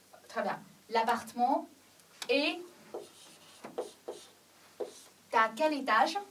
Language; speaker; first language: French; non-native, fluent; Chinese